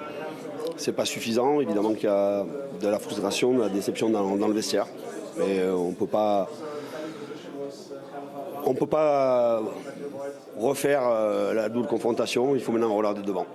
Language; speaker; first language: French; native; French